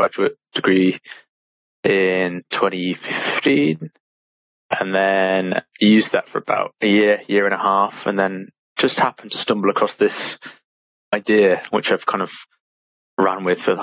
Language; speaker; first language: English; native; English